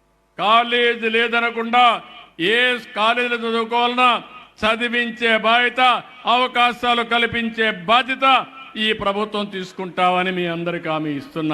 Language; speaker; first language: Telugu; native; Telugu